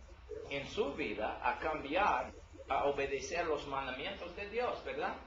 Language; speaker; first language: Spanish; non-native, learner; English